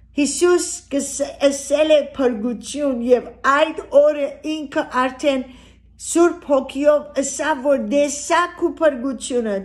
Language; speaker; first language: Armenian; early bilingual, heritage; Armenian